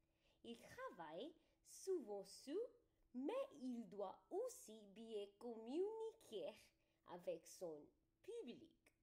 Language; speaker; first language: French; non-native, learner; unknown